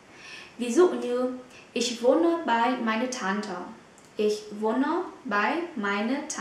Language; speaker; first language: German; non-native, fluent; Vietnamese